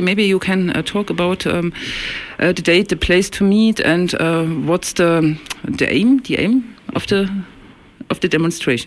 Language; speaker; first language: English; non-native, learner; German